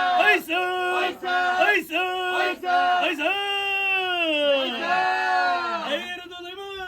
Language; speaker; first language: Japanese; native; Japanese